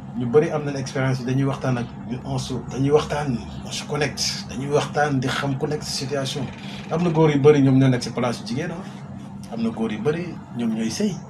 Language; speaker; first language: Wolof; native; Wolof